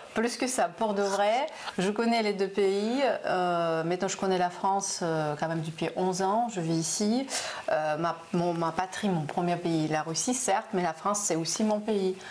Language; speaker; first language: French; non-native, fluent; Russian